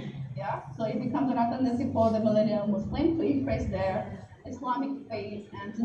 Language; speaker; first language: English; non-native, fluent; Indonesian